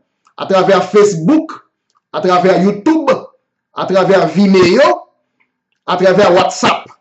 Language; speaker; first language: French; non-native, local second language; Haitian Creole